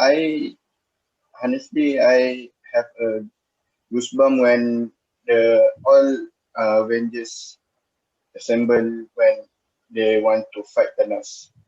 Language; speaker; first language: English; non-native, learner; Malay